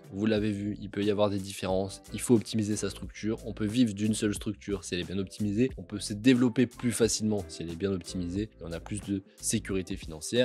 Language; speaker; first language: French; native; French